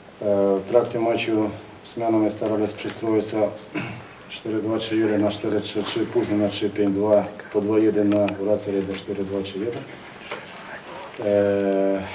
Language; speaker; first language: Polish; non-native, learner; Ukrainian